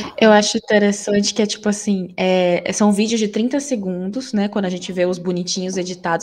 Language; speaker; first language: Portuguese; native; Portuguese